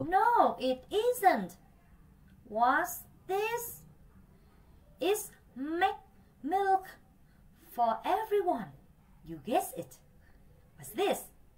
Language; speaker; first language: English; non-native, fluent; Vietnamese